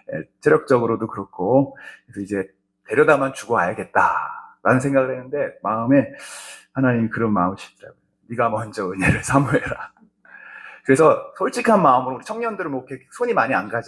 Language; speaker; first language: Korean; native; Korean